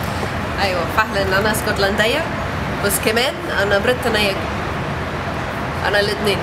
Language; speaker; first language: Arabic; non-native, learner; English